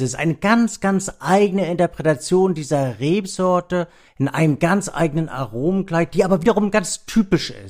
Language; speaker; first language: German; native; German